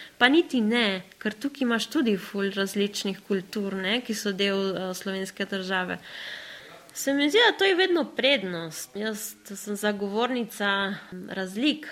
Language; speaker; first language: Slovenian; early bilingual, other home language; Spanish